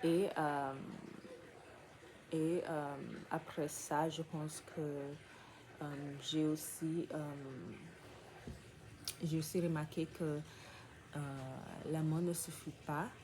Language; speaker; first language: French; non-native, learner; English